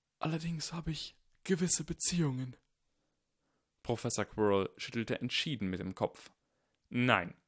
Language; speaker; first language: German; native; German